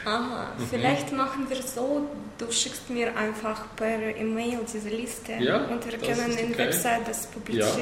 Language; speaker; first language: German; non-native, learner; Russian